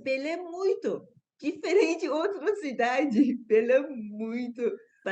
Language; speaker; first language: Portuguese; non-native, learner; Persian